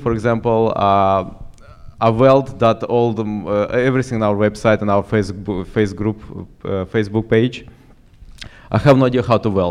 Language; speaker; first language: English; non-native, fluent; Ukrainian